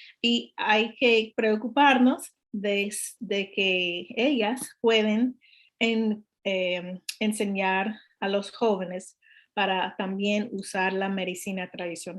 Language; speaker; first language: Spanish; non-native, learner; English